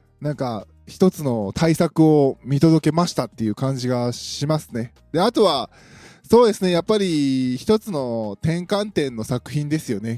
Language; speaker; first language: Japanese; native; Japanese